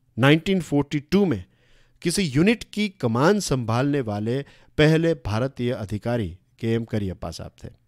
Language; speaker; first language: Hindi; non-native, local second language; Gujarati